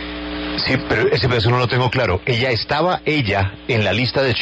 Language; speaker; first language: Spanish; native; Spanish